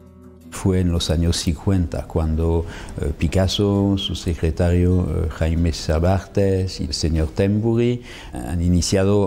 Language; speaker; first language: Spanish; non-native, fluent; French